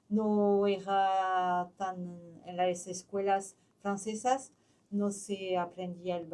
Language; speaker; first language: Spanish; non-native, local second language; French